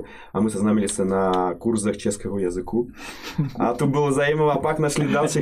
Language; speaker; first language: Czech; non-native, fluent; Russian